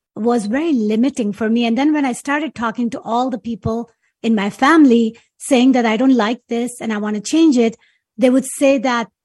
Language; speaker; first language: English; non-native, local second language; Urdu